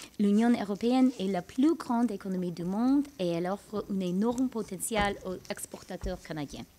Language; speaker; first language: French; non-native, local second language; English